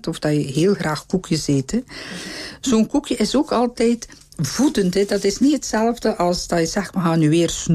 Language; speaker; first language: Dutch; native; Dutch